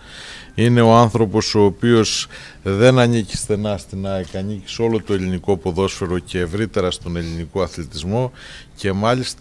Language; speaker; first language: Greek; native; Greek